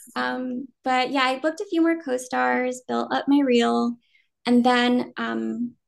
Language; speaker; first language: English; early bilingual, other home language; Vietnamese